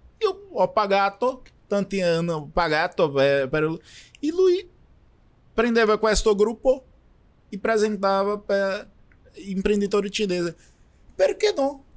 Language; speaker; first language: Italian; non-native, learner; Portuguese